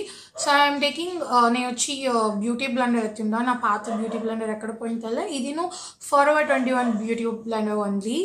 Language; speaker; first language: Telugu; native; Telugu